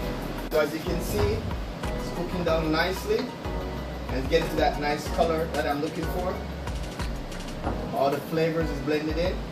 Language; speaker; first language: English; native; English